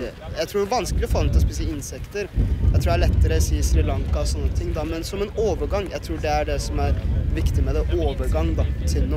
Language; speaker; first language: Norwegian; native; Norwegian